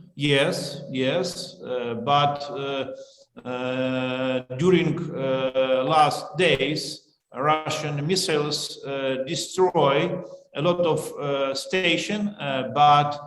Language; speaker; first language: English; non-native, learner; Ukrainian